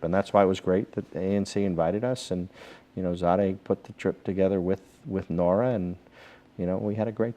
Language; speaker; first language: English; native; English